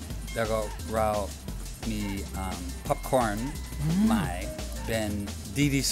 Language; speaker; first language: Thai; non-native, learner; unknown